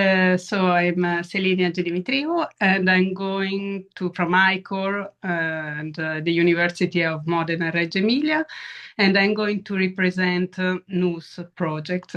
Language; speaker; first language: English; non-native, fluent; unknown